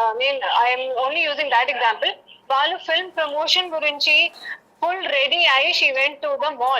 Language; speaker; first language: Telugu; non-native, local second language; Hindi